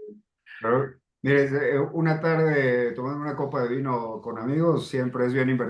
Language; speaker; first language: Spanish; native; Spanish